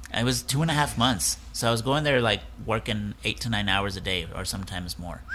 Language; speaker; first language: English; early bilingual, other home language; Spanish